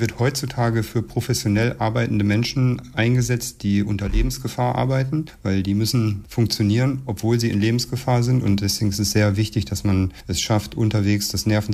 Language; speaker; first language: German; native; German